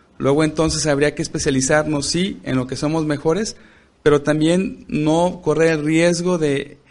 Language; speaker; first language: Spanish; native; Spanish